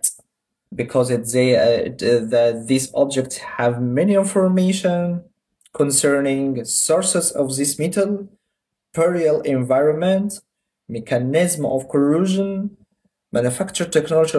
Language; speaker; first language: English; non-native, fluent; Arabic